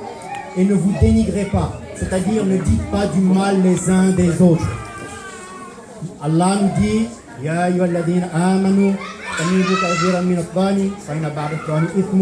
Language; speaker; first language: French; native; French